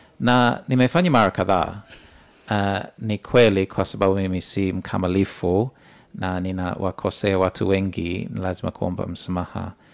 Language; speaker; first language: Swahili; non-native, fluent; English